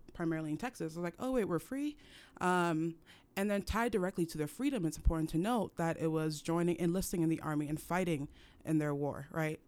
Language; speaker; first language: English; non-native, local second language; French